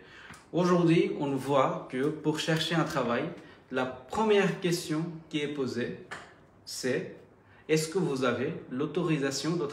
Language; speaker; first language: French; non-native, fluent; Bangla